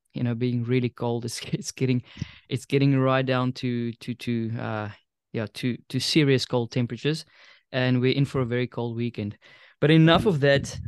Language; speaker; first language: English; non-native, local second language; Afrikaans